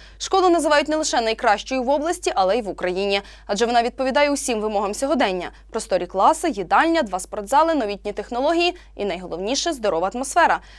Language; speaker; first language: Ukrainian; native; Ukrainian